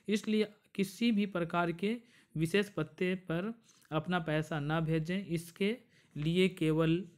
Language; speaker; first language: Hindi; native; Hindi